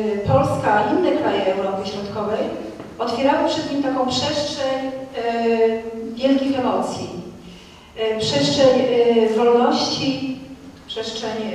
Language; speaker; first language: Polish; native; Polish